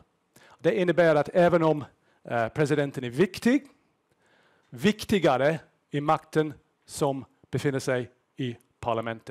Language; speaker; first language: Swedish; non-native, fluent; English